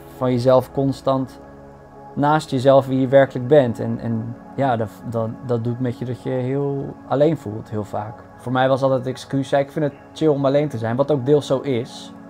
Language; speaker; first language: Dutch; early bilingual, other home language; Bosnian